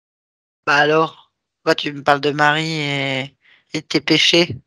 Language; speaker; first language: French; native; French